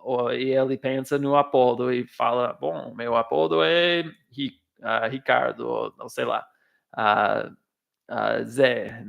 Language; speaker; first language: Portuguese; non-native, fluent; English